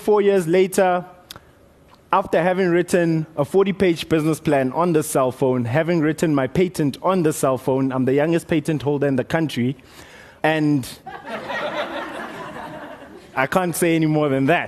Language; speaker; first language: English; non-native, local second language; Northern Sotho